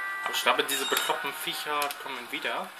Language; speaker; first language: German; native; German